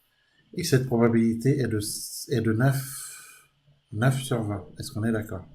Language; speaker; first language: French; native; French